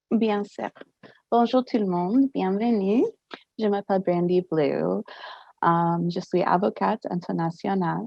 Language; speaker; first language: French; non-native, fluent; English